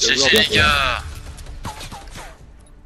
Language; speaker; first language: French; native; French